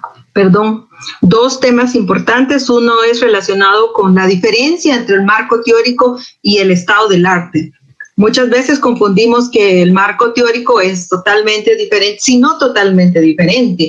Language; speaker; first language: Spanish; native; Spanish